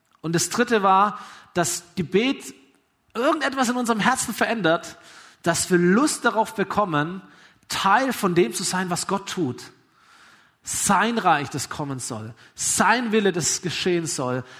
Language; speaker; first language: German; native; German